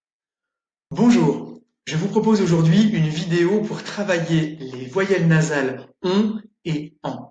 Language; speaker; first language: French; native; French